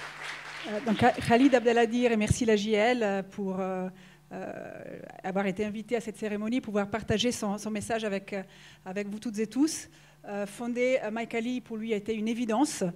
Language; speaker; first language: French; native; French